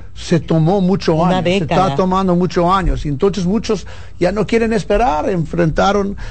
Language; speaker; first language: Spanish; early bilingual, heritage; Spanish